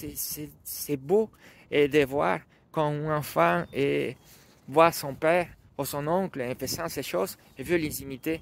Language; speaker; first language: French; non-native, learner; Spanish